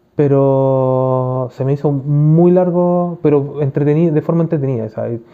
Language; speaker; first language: Spanish; native; Spanish